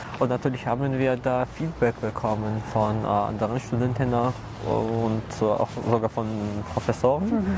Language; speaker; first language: German; non-native, fluent; Georgian